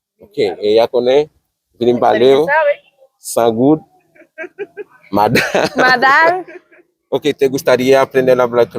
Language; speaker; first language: Spanish; non-native, fluent; Haitian Creole